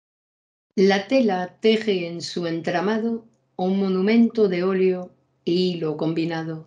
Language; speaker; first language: Spanish; native; Spanish